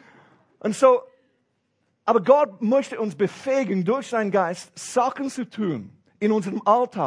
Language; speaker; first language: German; non-native, fluent; English